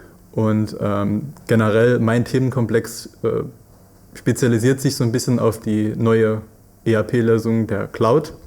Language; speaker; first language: German; native; German